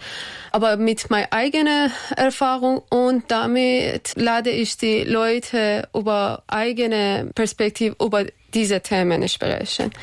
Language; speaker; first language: German; non-native, fluent; Persian